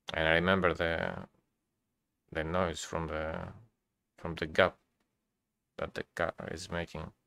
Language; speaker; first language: English; non-native, learner; Greek